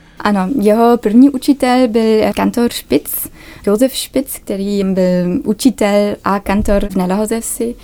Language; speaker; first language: Czech; early bilingual, other home language; German